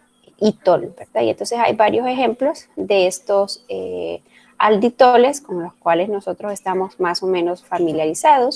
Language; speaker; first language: Spanish; native; Spanish